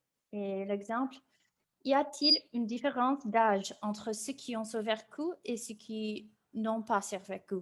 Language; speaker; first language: French; non-native, fluent; English